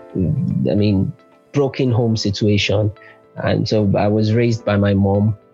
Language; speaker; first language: English; non-native, local second language; Yoruba